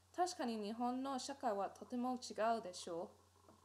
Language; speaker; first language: Japanese; non-native, learner; English